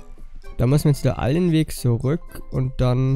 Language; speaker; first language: German; native; German